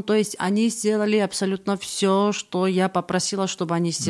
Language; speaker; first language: Russian; non-native, fluent; Georgian